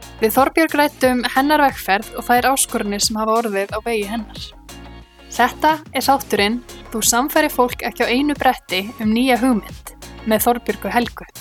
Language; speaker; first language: Icelandic; native; Icelandic